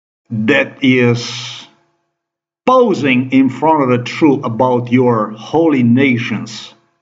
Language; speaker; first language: English; non-native, fluent; Slovenian